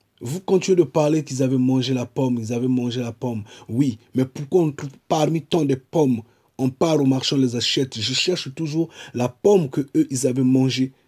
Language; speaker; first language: French; non-native, local second language; Kongo